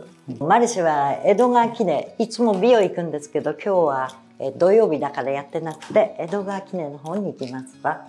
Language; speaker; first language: Japanese; native; Japanese